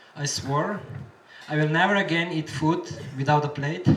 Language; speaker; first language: English; non-native, fluent; Slovenian